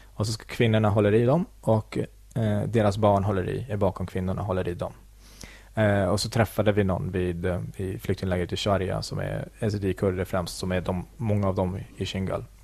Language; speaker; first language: Swedish; early bilingual, other home language; Kurdish